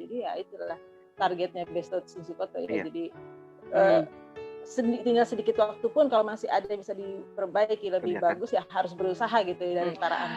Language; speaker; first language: Indonesian; native; Indonesian